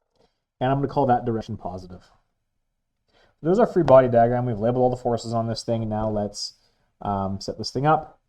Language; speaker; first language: English; native; English